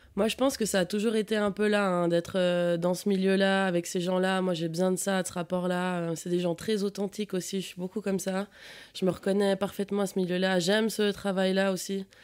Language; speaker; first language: French; native; French